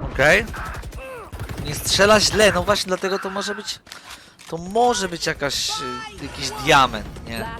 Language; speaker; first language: Polish; native; Polish